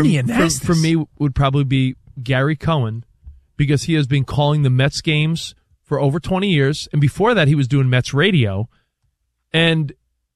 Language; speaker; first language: English; native; English